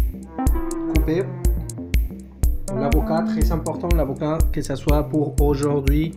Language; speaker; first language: French; non-native, fluent; Spanish